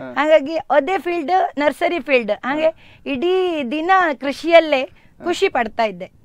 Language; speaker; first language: Kannada; native; Kannada